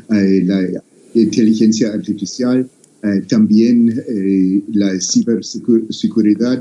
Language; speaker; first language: Spanish; non-native, fluent; English